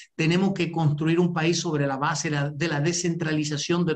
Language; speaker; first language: Spanish; early bilingual, heritage; Spanish